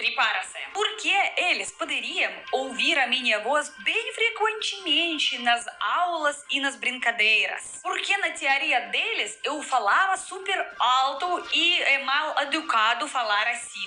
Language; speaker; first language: Portuguese; non-native, fluent; Russian